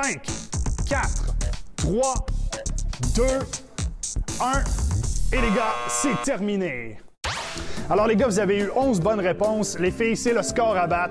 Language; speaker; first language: French; native; French